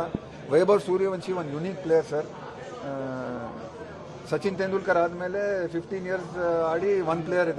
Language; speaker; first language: Kannada; non-native, local second language; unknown